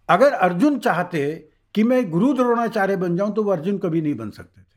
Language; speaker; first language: Hindi; native; Hindi